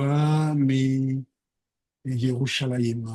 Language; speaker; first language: Hebrew; non-native, learner; French